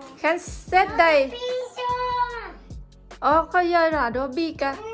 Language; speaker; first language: Swedish; non-native, learner; Thai